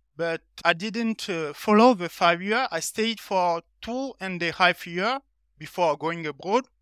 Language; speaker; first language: English; non-native, learner; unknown